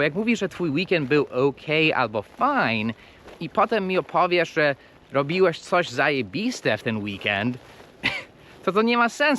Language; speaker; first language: Polish; non-native, fluent; English